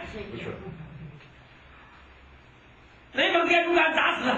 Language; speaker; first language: Chinese; native; Chinese